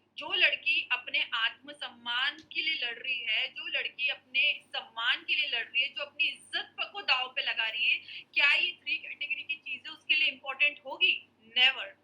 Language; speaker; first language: Hindi; native; Hindi